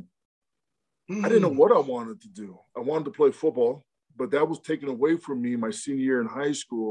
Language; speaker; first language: English; native; English